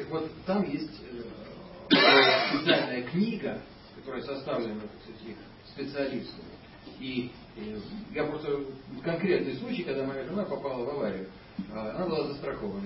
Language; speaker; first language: Russian; native; Russian